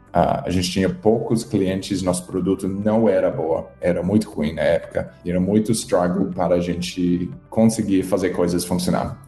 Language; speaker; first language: Portuguese; non-native, fluent; English